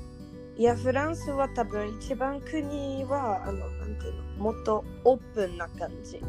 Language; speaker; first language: Japanese; non-native, learner; French